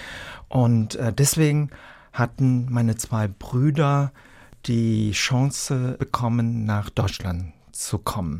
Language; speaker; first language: German; early bilingual, other home language; Vietnamese